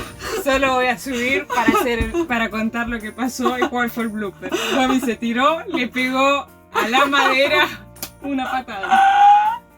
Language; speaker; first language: Spanish; native; Spanish